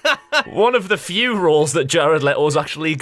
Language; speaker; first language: English; native; English